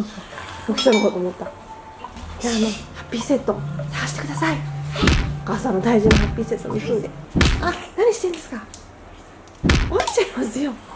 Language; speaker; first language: Japanese; native; Japanese